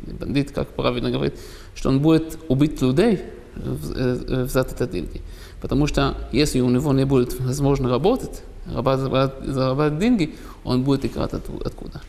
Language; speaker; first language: Russian; non-native, learner; Hebrew